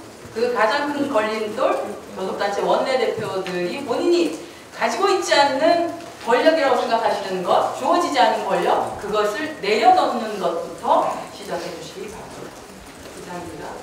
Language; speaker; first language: Korean; native; Korean